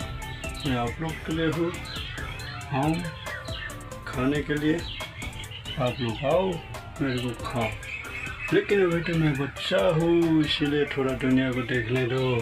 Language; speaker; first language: Hindi; non-native, local second language; Assamese